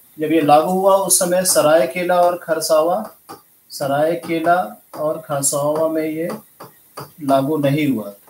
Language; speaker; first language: Hindi; native; Hindi